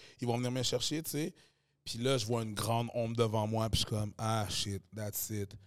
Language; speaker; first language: French; native; French